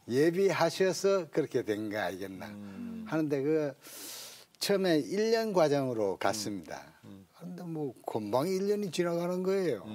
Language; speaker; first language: Korean; native; Korean